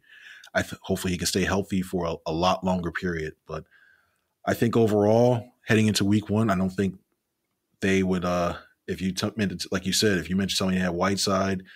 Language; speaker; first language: English; native; English